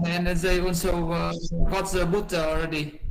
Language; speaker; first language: English; non-native, learner; Vietnamese